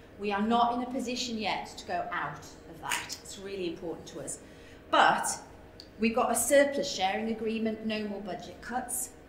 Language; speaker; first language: English; native; English